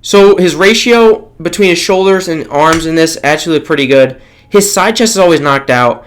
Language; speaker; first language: English; native; English